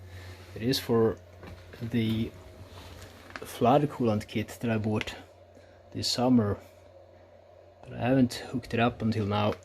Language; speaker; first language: English; non-native, fluent; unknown